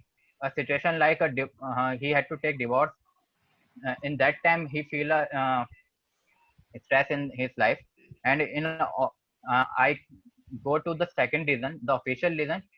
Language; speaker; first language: English; non-native, learner; Hindi